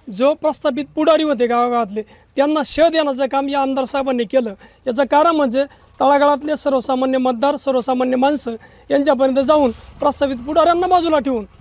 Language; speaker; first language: Marathi; native; Marathi